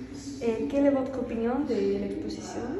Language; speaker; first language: French; non-native, learner; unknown